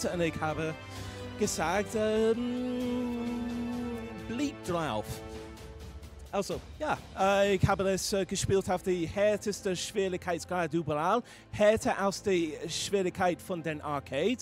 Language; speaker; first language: German; non-native, fluent; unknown